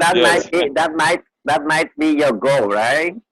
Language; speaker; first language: English; non-native, fluent; Vietnamese